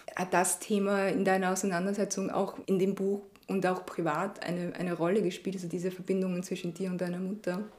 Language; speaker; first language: German; early bilingual, other home language; Chinese